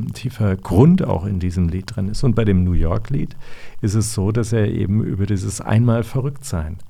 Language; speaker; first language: German; native; German